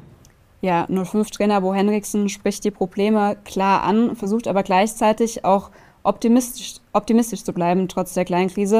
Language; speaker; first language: German; native; German